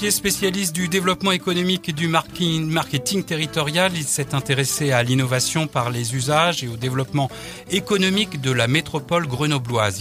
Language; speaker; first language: French; native; French